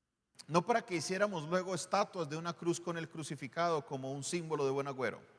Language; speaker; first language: Spanish; native; Spanish